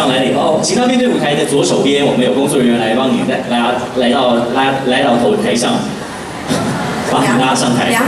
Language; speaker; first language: Chinese; native; Chinese